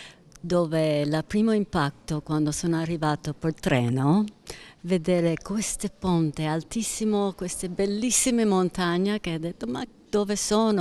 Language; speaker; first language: Italian; non-native, fluent; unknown